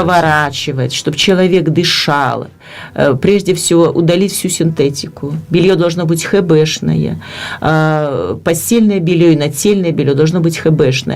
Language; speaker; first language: Russian; native; Russian